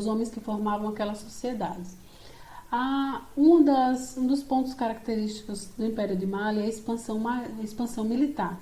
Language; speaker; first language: Portuguese; native; Portuguese